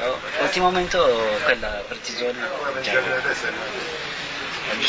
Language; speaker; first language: Italian; non-native, learner; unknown